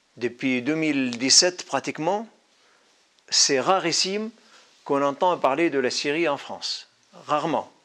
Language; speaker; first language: French; non-native, fluent; Arabic